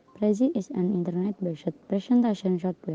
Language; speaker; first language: English; non-native, learner; Indonesian